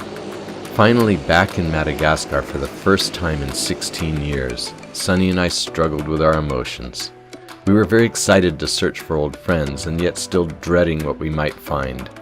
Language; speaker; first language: English; native; English